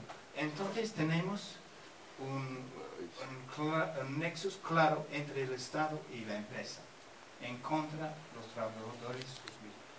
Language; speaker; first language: Spanish; non-native, fluent; English